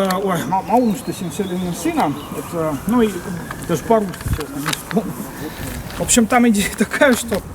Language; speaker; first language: Russian; native; Russian